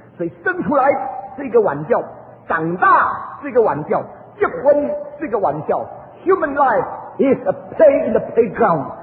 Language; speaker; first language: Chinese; early bilingual, heritage; Chinese